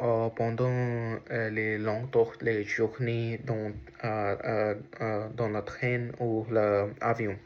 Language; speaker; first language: French; non-native, learner; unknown